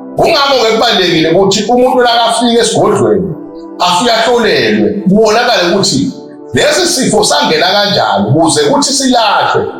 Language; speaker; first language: Zulu; native; Zulu